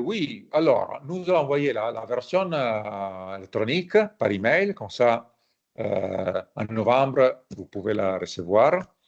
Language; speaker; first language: French; non-native, fluent; Italian